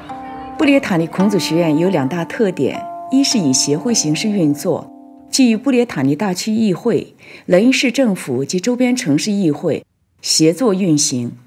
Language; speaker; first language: Chinese; native; Chinese